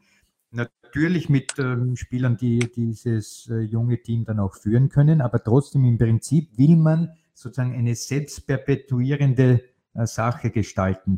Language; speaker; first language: German; native; German